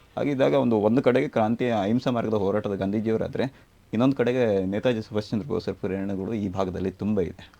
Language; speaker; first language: Kannada; native; Kannada